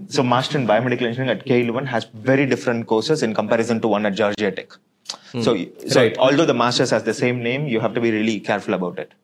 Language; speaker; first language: English; non-native, local second language; Tamil